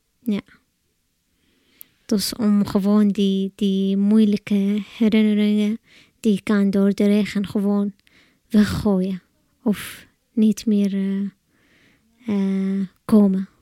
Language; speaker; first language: Dutch; non-native, learner; Arabic